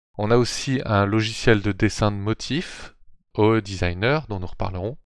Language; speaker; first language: French; native; French